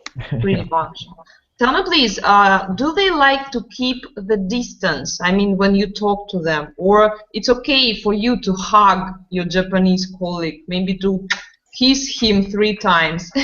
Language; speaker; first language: English; non-native, fluent; Russian